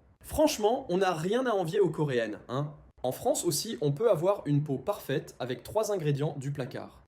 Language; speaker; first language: French; native; French